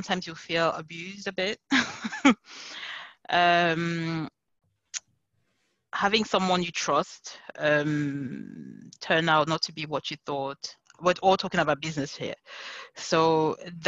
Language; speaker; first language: English; non-native, local second language; French